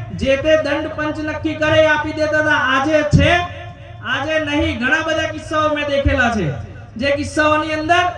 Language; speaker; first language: Gujarati; non-native, local second language; Rathawi